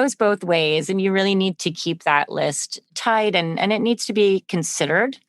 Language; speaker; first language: English; native; English